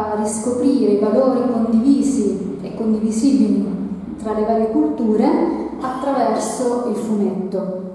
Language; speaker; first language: Italian; native; Italian